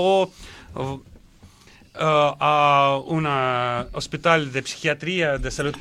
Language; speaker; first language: Spanish; non-native, learner; Russian